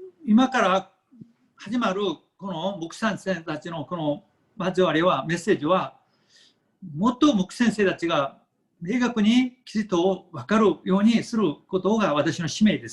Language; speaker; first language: Japanese; non-native, fluent; Korean